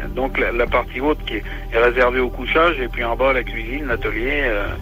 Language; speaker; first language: French; native; French